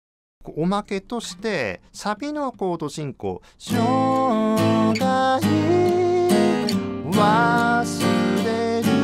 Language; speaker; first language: Japanese; native; Japanese